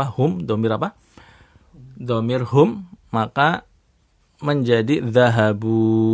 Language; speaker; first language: Indonesian; native; Indonesian